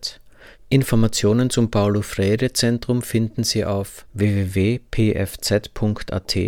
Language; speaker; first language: German; native; German